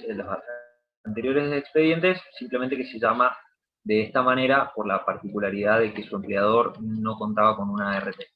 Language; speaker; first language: Spanish; native; Spanish